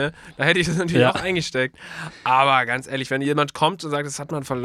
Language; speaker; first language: German; native; German